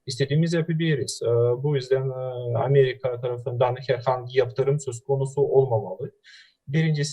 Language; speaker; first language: Turkish; non-native, fluent; Russian